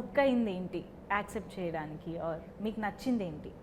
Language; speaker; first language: Telugu; native; Telugu